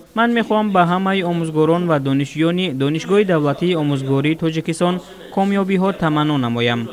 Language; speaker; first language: Tajik; non-native, learner; Chinese